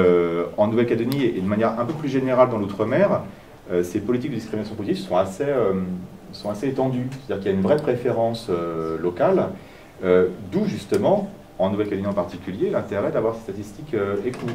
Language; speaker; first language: French; native; French